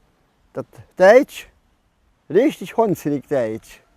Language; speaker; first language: German; early bilingual, heritage; German